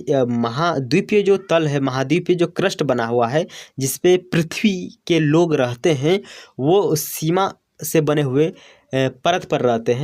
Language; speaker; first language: Hindi; native; Hindi